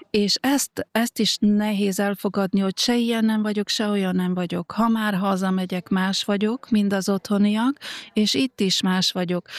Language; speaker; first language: Hungarian; native; Hungarian